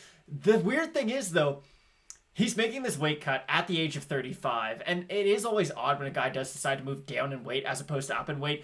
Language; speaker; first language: English; native; English